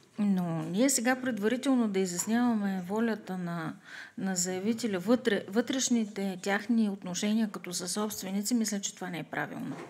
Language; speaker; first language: Bulgarian; native; Bulgarian